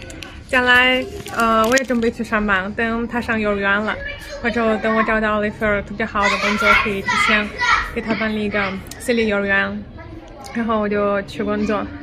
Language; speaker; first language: Chinese; non-native, fluent; Russian